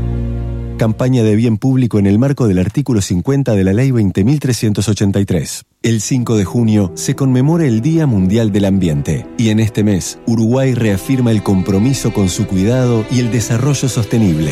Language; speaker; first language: Spanish; native; Spanish